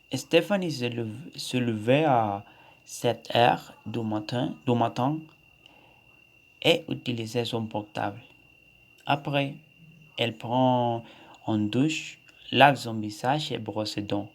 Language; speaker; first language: French; non-native, learner; Spanish